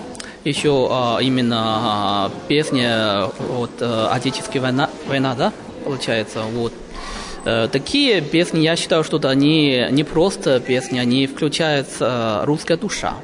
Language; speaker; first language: Russian; early bilingual, heritage; Chinese